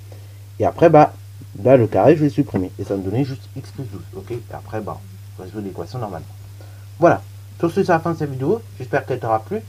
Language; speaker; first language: French; native; French